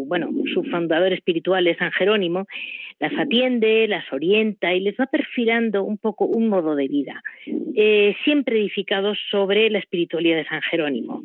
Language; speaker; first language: Spanish; native; Spanish